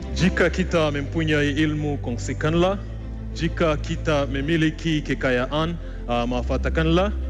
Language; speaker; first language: Malay; non-native, fluent; Rundi